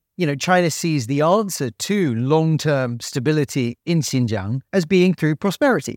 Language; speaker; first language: English; native; English